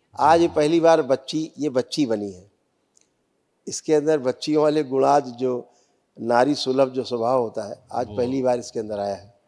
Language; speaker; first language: Hindi; native; Hindi